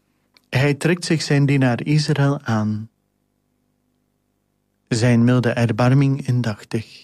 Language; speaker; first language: Dutch; native; Dutch